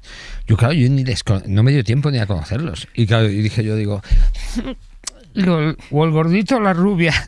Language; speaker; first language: Spanish; native; Spanish